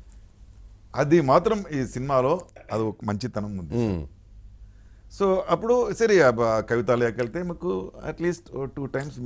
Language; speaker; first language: Telugu; non-native, local second language; Tamil